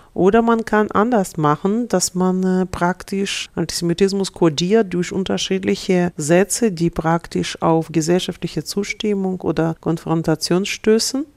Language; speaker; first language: German; non-native, fluent; Ukrainian